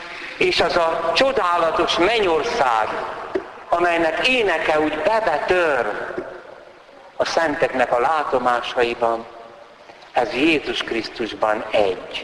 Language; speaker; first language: Hungarian; native; Hungarian